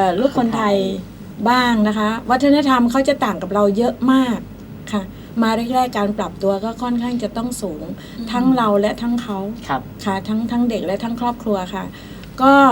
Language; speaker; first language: Thai; native; Thai